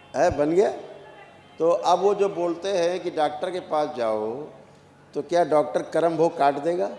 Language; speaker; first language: Hindi; native; Hindi